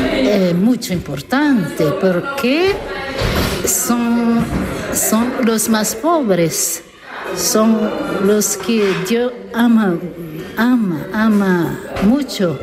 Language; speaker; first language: Spanish; non-native, learner; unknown